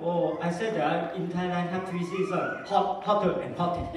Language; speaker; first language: English; non-native, learner; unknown